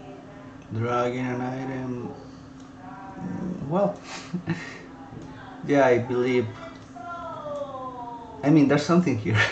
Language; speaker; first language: English; non-native, fluent; Spanish